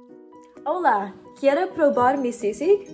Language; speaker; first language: Spanish; non-native, learner; English